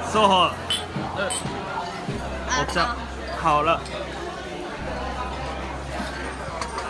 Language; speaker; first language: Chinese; non-native, learner; Japanese